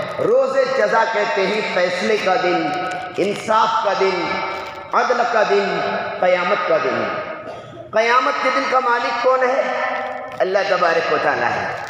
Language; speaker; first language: Urdu; native; Urdu